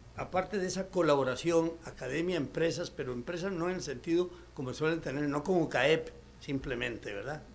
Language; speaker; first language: Spanish; native; Spanish